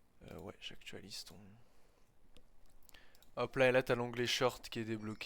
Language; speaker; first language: French; native; French